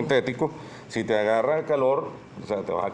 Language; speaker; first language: Spanish; native; Spanish